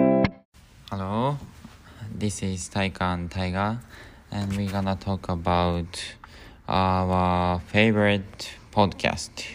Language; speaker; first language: English; non-native, learner; Japanese